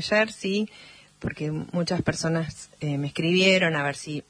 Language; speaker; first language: Spanish; native; Spanish